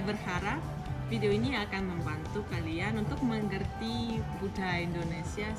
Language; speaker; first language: Indonesian; non-native, fluent; Russian